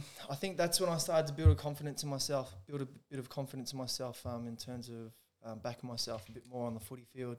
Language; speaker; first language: English; native; English